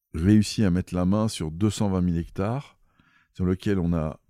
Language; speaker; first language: French; native; French